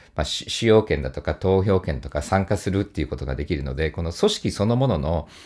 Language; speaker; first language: Japanese; native; Japanese